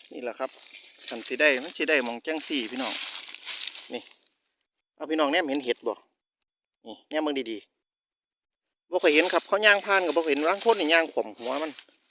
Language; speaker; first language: Thai; native; Thai